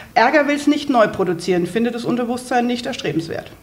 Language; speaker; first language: German; native; German